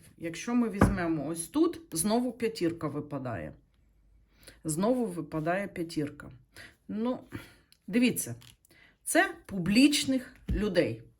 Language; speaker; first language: Ukrainian; non-native, local second language; Russian